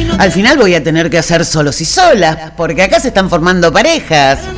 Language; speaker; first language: Spanish; native; Spanish